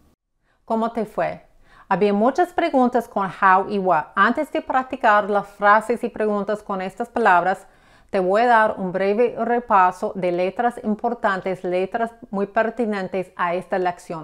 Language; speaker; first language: Spanish; non-native, fluent; English